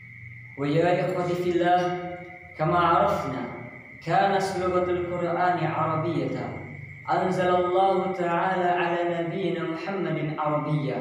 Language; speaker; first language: Arabic; non-native, learner; Indonesian